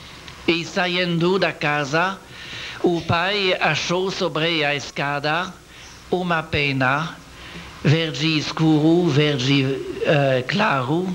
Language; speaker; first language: Portuguese; non-native, learner; French